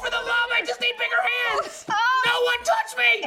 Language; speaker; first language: English; native; English